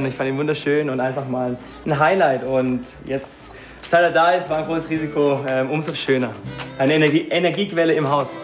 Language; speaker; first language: German; native; German